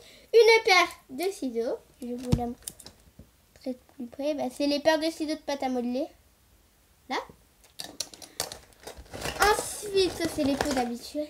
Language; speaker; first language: French; native; French